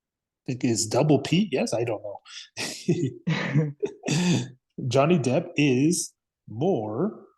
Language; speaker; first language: English; non-native, fluent; Spanish